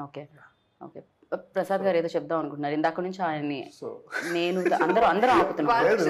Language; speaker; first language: Telugu; native; Telugu